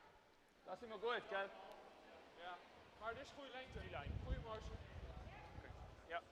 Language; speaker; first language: Dutch; native; Dutch